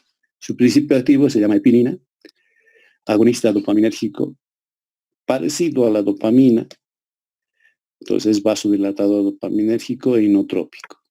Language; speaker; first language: Spanish; native; Spanish